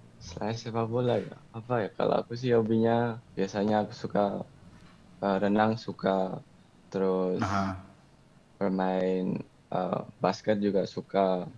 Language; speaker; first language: Indonesian; early bilingual, heritage; Indonesian